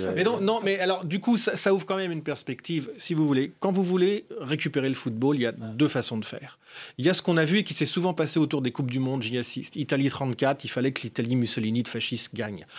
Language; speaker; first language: French; native; French